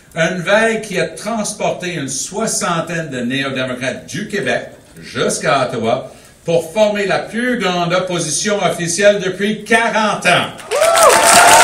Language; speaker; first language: French; early bilingual, heritage; French